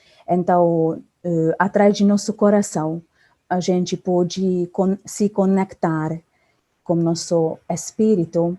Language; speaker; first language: Portuguese; non-native, fluent; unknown